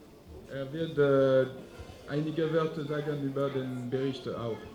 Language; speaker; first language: German; non-native, learner; French